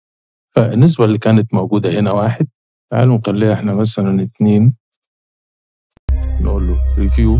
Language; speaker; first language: Arabic; native; Arabic